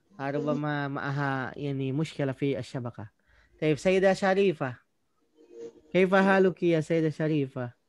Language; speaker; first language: Arabic; non-native, fluent; Indonesian